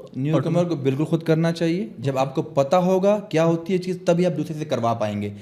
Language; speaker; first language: Urdu; non-native, local second language; Pashto